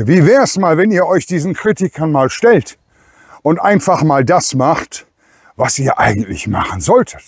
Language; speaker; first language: German; native; German